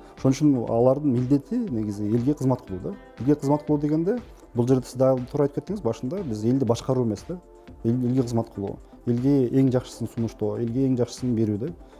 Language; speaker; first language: Kyrgyz; native; Kyrgyz